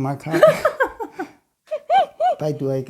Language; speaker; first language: Thai; non-native, learner; German